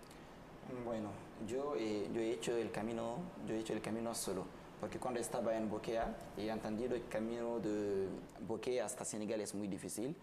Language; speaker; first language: Spanish; non-native, learner; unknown